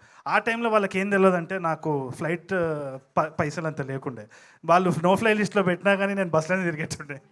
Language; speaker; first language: Telugu; native; Telugu